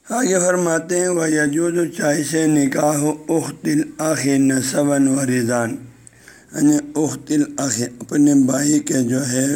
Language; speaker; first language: Urdu; non-native, local second language; Balti